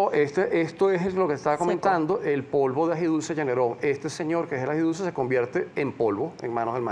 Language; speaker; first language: Spanish; native; Spanish